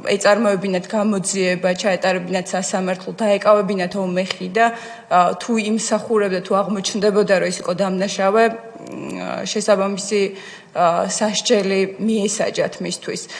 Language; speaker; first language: Georgian; native; Georgian